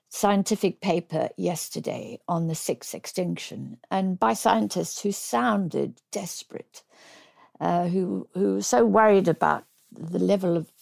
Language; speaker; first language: English; native; English